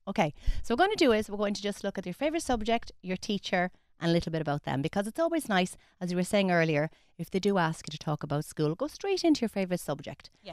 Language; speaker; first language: English; native; English